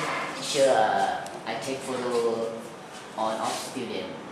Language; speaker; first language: English; non-native, learner; Thai